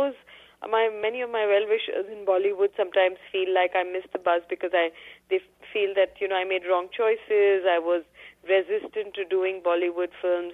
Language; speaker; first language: English; non-native, local second language; Hindi